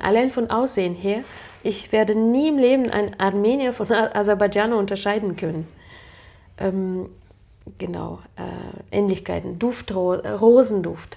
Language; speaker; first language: German; non-native, fluent; Russian